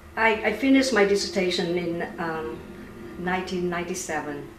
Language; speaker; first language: English; non-native, fluent; Vietnamese